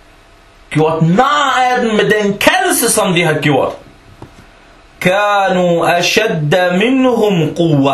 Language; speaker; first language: Danish; early bilingual, other home language; Arabic